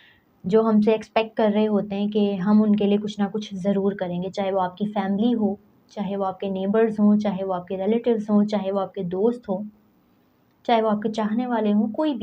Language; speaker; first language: Urdu; native; Urdu